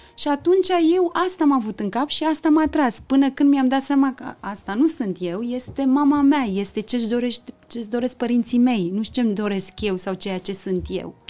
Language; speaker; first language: Romanian; early bilingual, heritage; Romanian